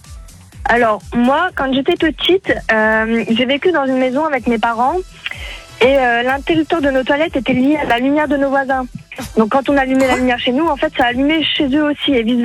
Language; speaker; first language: French; native; French